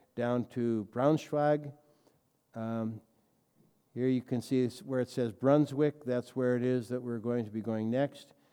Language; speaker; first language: English; native; English